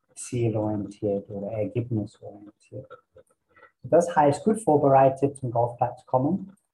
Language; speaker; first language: German; non-native, fluent; English